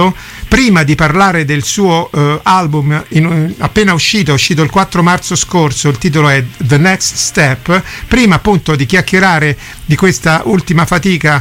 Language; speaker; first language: Italian; native; Italian